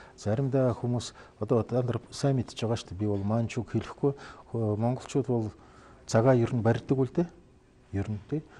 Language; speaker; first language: Mongolian; non-native, fluent; Russian